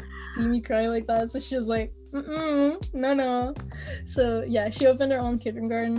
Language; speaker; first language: English; non-native, fluent; French